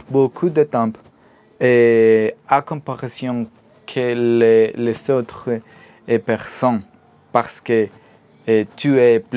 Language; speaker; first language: French; non-native, learner; Spanish